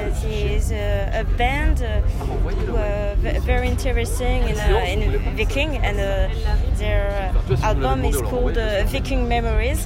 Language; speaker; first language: English; non-native, learner; French